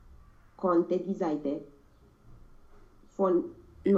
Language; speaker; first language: German; non-native, learner; Romanian